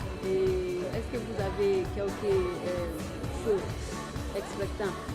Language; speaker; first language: French; non-native, learner; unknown